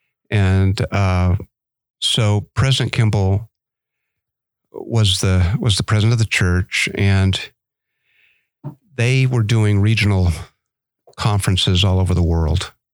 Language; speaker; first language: English; native; English